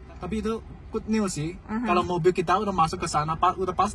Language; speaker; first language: Indonesian; non-native, learner; Chinese